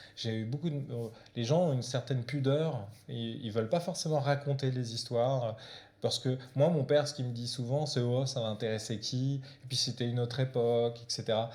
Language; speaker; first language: French; early bilingual, other home language; Portuguese